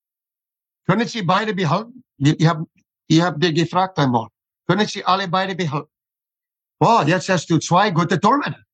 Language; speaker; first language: German; non-native, fluent; English